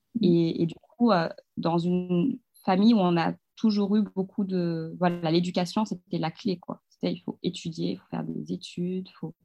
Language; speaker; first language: French; non-native, local second language; Fula